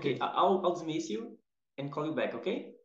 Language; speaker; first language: English; non-native, fluent; Portuguese